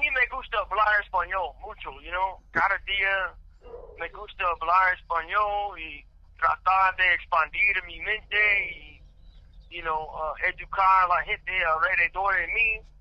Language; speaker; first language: Spanish; non-native, learner; English